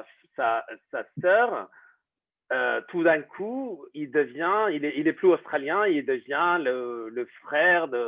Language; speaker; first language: French; non-native, fluent; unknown